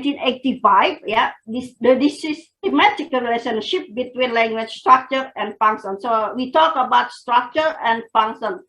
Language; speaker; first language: English; non-native, fluent; Indonesian